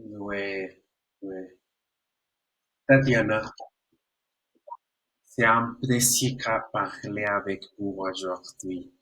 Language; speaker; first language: French; non-native, learner; Spanish